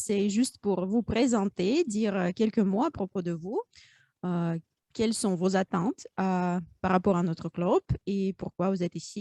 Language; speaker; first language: French; non-native, fluent; Russian